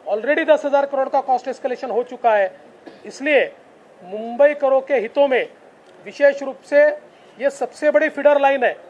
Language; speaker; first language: Hindi; non-native, local second language; Marathi